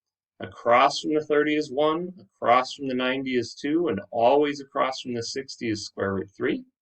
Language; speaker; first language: English; native; English